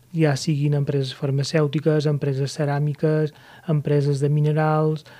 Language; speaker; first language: Catalan; native; Catalan